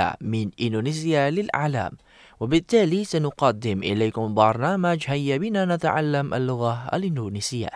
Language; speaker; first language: Arabic; non-native, fluent; Indonesian